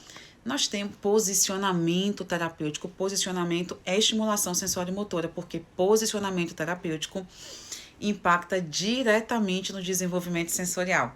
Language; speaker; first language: Portuguese; native; Portuguese